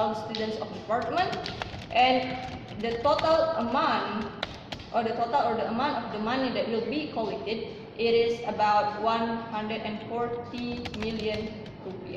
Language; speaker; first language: English; non-native, learner; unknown